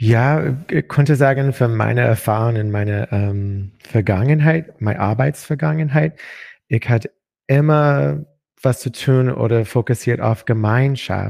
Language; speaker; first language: German; non-native, learner; English